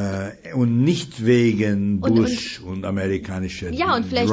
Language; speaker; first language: German; non-native, fluent; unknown